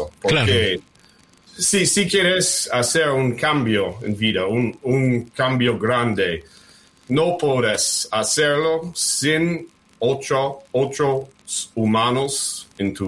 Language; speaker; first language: Spanish; early bilingual, heritage; English